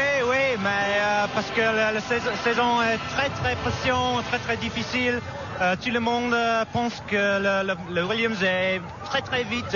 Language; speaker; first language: French; non-native, learner; English